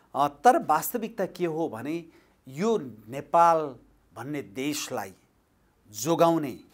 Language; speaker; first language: Nepali; native; Nepali